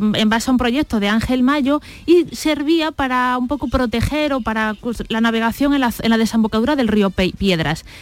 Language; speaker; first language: Spanish; native; Spanish